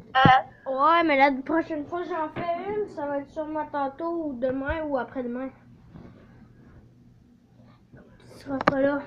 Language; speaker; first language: French; native; French